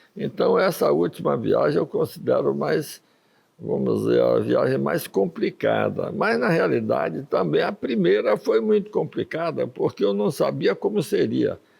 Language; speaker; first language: Portuguese; early bilingual, other home language; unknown